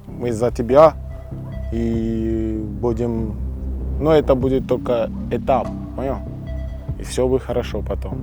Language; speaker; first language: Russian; non-native, learner; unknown